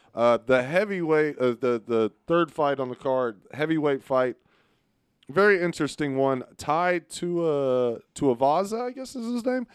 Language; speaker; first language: English; native; English